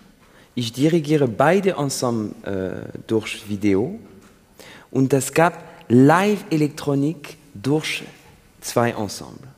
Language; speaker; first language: German; non-native, learner; French